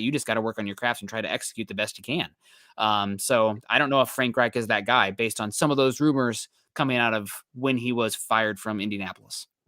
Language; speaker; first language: English; native; English